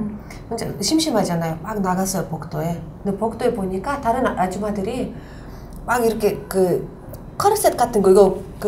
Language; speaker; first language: Korean; non-native, local second language; Uzbek